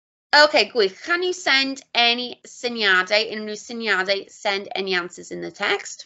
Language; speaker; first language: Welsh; non-native, local second language; English